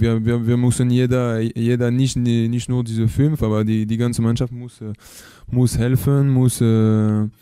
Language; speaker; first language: German; non-native, learner; French